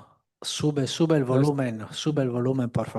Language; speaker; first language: Spanish; non-native, fluent; Italian